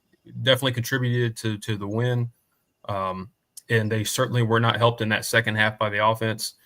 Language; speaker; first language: English; native; English